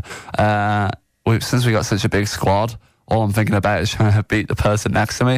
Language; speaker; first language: English; native; English